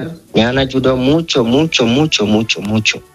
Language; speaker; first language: Spanish; non-native, learner; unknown